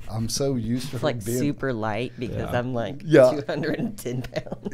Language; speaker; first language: English; native; English